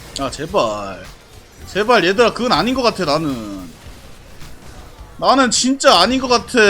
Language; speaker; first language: Korean; native; Korean